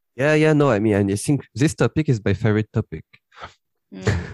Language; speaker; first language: English; early bilingual, heritage; French